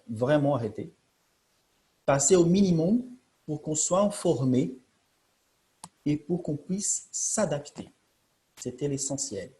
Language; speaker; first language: French; non-native, fluent; Portuguese